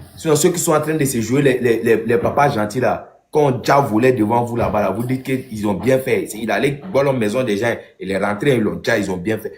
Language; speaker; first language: French; non-native, local second language; Dyula